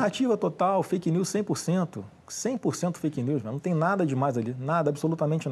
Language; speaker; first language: Portuguese; native; Portuguese